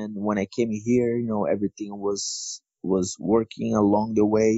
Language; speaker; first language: English; non-native, fluent; Portuguese